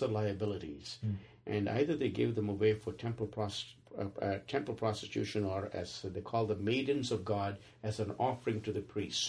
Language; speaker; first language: English; non-native, local second language; Telugu